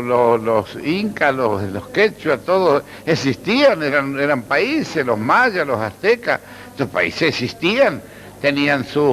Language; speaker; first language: Spanish; native; Spanish